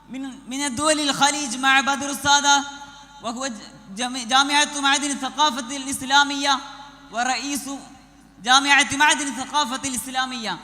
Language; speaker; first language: Arabic; non-native, learner; Malayalam